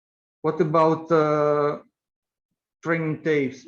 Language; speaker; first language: English; non-native, fluent; Italian